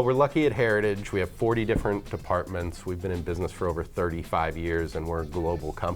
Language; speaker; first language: English; native; English